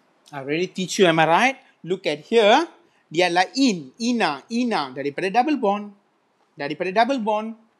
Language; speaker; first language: English; non-native, local second language; Malay